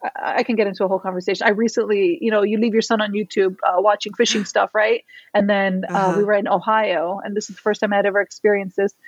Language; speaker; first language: English; native; English